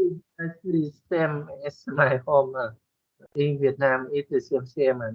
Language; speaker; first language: English; non-native, learner; Vietnamese